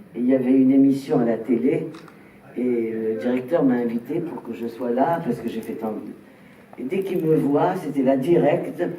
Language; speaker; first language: French; native; French